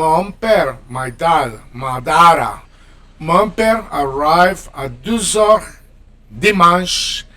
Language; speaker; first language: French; non-native, fluent; Spanish